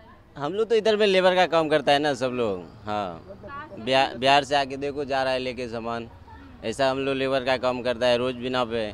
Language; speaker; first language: Hindi; non-native, local second language; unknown